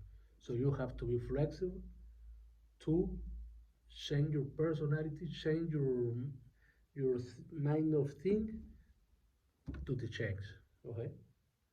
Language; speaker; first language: English; non-native, learner; Spanish